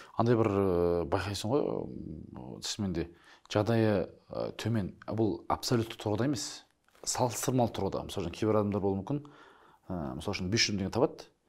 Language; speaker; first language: Kazakh; native; Kazakh